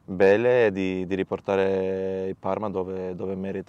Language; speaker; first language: Italian; non-native, fluent; Macedonian